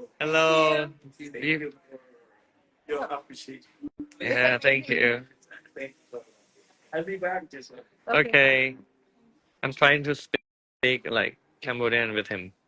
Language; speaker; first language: English; non-native, learner; Thai